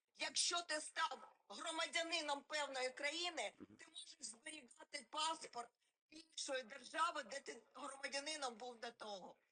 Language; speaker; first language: Ukrainian; non-native, local second language; Russian